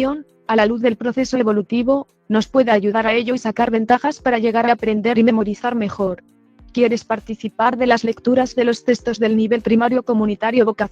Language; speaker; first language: Spanish; native; Spanish